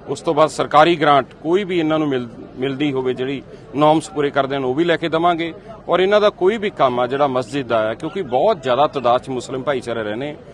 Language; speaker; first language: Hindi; non-native, local second language; Punjabi